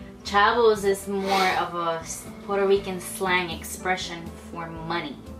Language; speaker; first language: English; early bilingual, other home language; Spanish